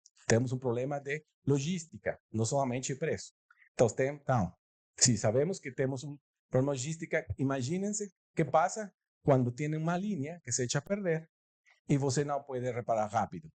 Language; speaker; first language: Portuguese; non-native, learner; Spanish